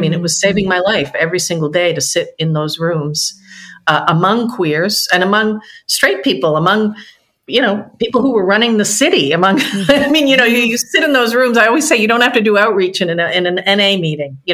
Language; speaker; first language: English; native; English